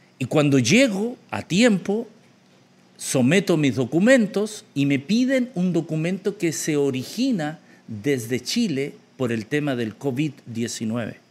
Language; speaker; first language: Spanish; native; Spanish